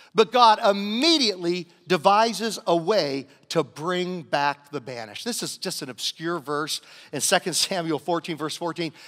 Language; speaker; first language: English; native; English